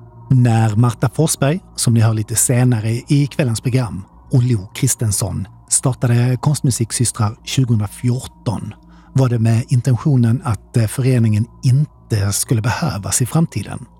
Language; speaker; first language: Swedish; native; Swedish